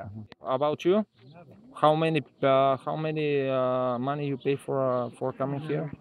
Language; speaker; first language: English; non-native, learner; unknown